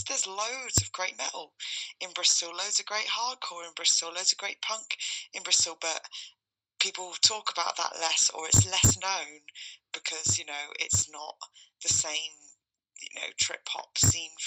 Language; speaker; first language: English; native; English